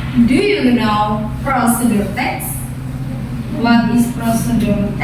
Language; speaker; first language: English; non-native, learner; Indonesian